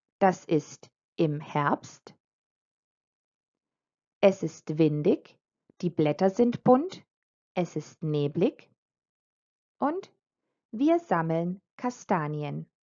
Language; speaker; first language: German; non-native, fluent; Croatian